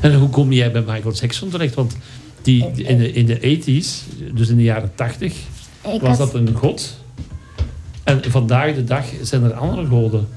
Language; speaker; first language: Dutch; native; Dutch